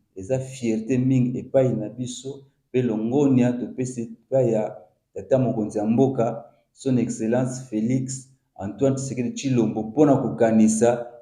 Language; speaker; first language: Lingala; non-native, local second language; Kongo